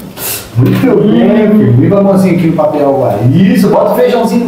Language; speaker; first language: Portuguese; native; Portuguese